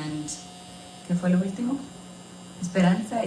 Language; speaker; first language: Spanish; early bilingual, heritage; Spanish